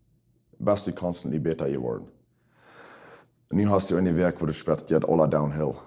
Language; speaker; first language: German; non-native, learner; Plautdietsch